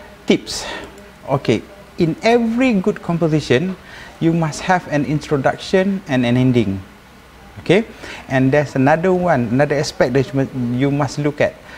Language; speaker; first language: English; non-native, local second language; Malay